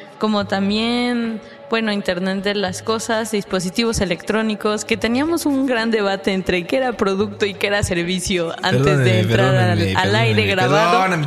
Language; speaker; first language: Spanish; native; Spanish